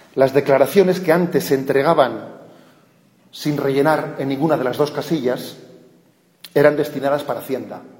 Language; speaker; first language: Spanish; native; Spanish